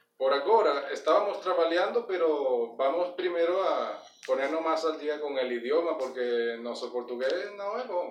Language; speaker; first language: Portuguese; non-native, learner; Spanish